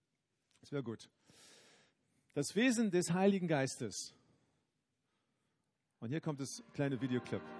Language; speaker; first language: German; non-native, fluent; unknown